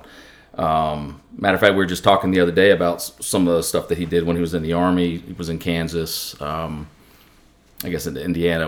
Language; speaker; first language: English; native; English